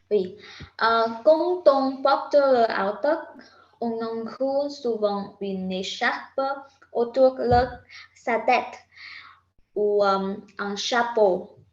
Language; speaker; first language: French; non-native, learner; Vietnamese